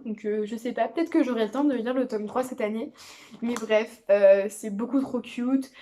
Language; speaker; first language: French; native; French